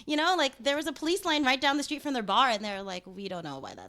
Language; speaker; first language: English; native; English